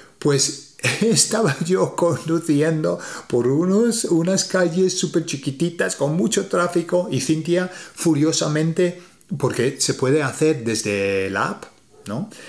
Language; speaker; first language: Spanish; non-native, fluent; English